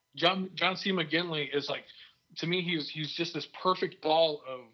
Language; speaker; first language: English; native; English